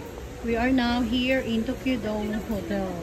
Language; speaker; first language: English; non-native, local second language; Filipino